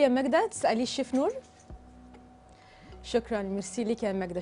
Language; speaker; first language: Arabic; native; Arabic